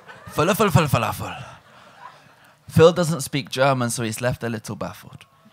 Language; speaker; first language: English; native; English